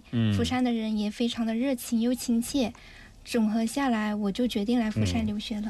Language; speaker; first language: Chinese; native; Chinese